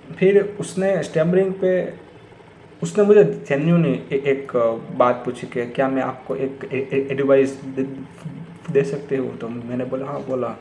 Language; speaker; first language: Hindi; non-native, local second language; Gujarati